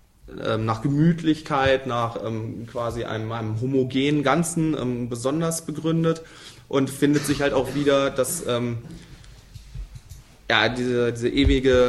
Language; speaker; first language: German; native; German